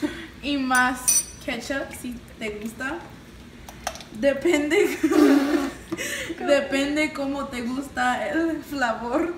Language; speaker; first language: Spanish; non-native, learner; English